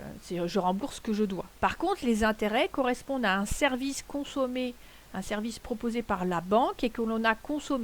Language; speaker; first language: French; native; French